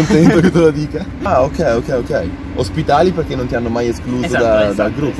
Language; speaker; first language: Italian; native; Italian